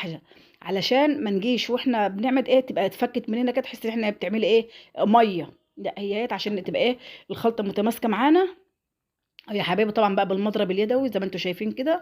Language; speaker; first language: Arabic; native; Arabic